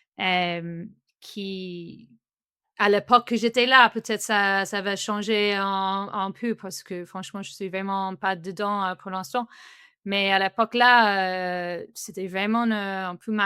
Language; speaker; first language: French; non-native, fluent; English